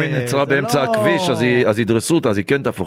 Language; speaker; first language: Hebrew; native; Hebrew